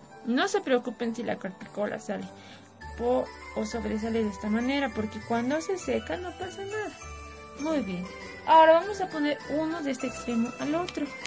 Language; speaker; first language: Spanish; native; Spanish